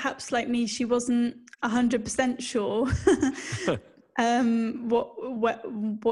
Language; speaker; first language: English; native; English